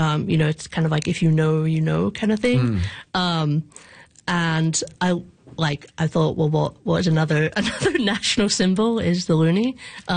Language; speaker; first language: English; native; English